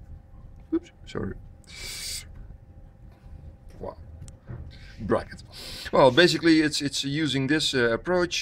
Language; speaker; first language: English; non-native, fluent; Dutch